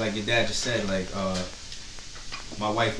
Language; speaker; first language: English; native; English